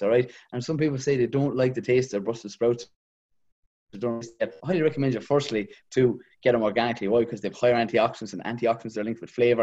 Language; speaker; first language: English; native; English